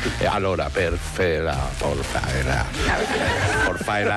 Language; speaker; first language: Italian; non-native, learner; Spanish